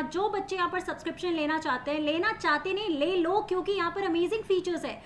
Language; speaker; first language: Hindi; native; Hindi